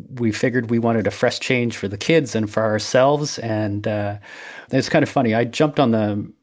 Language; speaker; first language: English; native; English